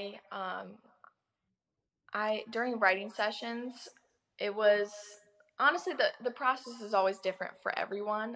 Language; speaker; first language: English; native; English